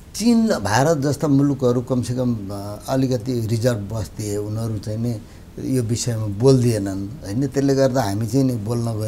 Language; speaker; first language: Nepali; native; Nepali